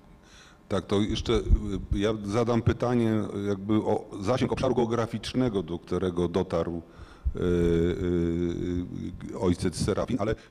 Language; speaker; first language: Polish; native; Polish